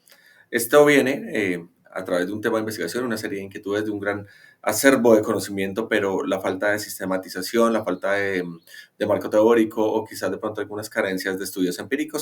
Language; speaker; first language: Spanish; native; Spanish